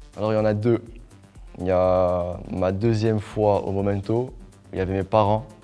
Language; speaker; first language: French; non-native, local second language; Arabic